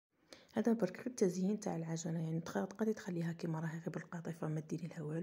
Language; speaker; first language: Arabic; native; Arabic